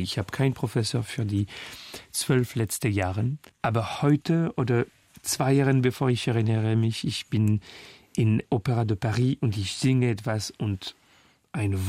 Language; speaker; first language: German; non-native, fluent; French